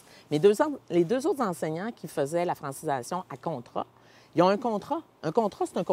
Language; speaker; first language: French; native; French